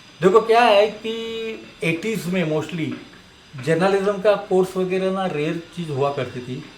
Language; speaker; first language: Hindi; non-native, local second language; Marathi